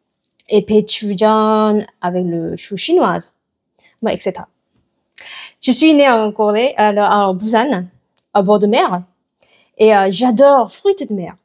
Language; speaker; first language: French; non-native, learner; Korean